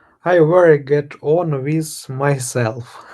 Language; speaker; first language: English; non-native, learner; Russian